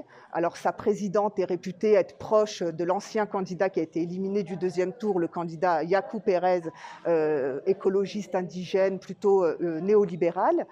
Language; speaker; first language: French; native; French